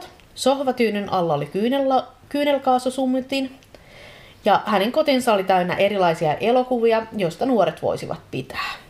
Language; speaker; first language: Finnish; native; Finnish